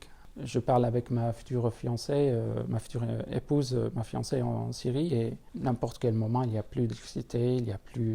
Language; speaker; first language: French; non-native, fluent; Arabic